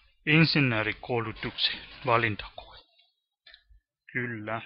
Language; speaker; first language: Finnish; non-native, learner; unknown